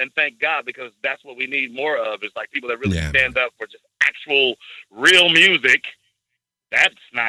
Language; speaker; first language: English; native; English